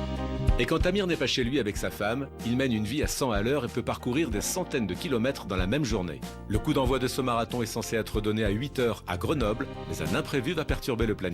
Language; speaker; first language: French; native; French